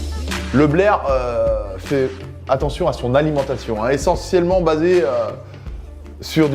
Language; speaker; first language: French; native; French